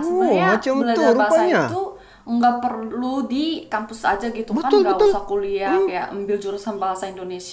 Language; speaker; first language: Indonesian; non-native, fluent; Korean